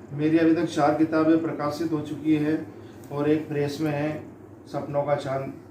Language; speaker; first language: Hindi; native; Hindi